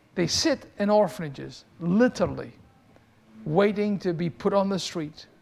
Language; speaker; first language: English; native; English